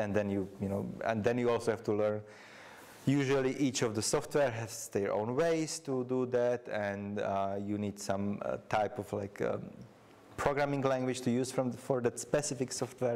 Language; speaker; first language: English; non-native, fluent; Czech